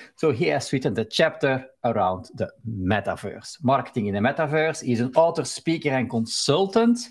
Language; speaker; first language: English; non-native, fluent; Dutch